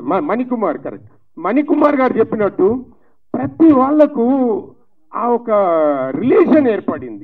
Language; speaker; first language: Telugu; native; Telugu